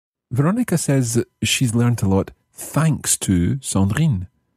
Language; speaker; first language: English; native; English